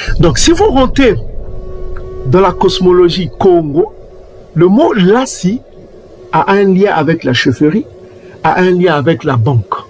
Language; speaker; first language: French; non-native, local second language; Kongo